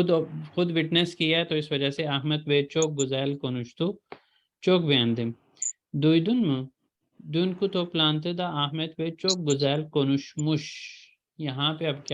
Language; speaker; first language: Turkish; non-native, fluent; Urdu